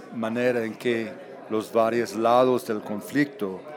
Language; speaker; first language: Spanish; non-native, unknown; English